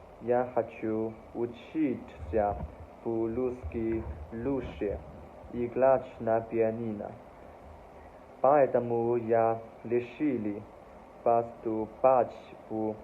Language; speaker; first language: Russian; non-native, learner; Chinese